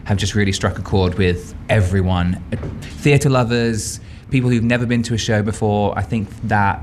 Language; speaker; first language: English; native; English